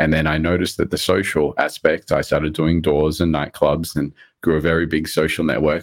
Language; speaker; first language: English; early bilingual, other home language; Morisyen